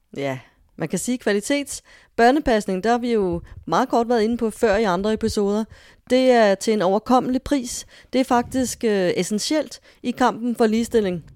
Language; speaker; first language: Danish; native; Danish